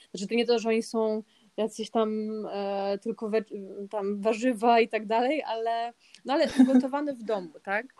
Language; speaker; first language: Polish; early bilingual, heritage; Polish